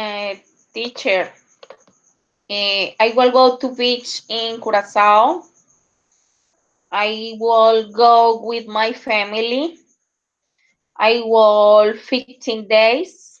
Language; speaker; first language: English; non-native, learner; Spanish